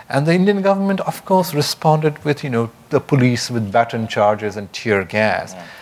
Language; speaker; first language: English; non-native, local second language; Bangla